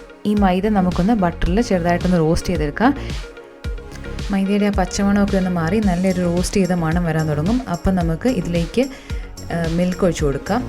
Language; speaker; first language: Malayalam; native; Malayalam